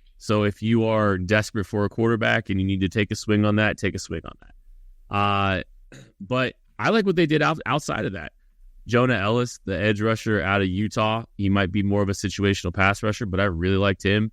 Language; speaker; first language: English; native; English